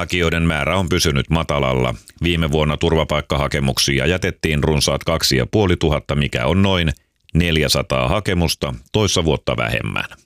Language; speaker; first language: Finnish; native; Finnish